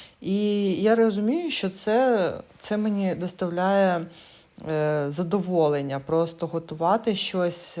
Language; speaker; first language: Ukrainian; non-native, local second language; Russian